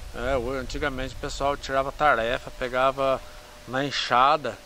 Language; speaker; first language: Portuguese; native; Portuguese